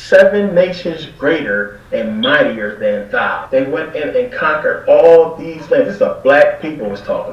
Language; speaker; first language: English; native; English